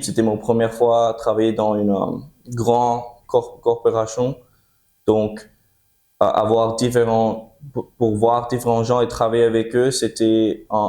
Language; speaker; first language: French; early bilingual, heritage; French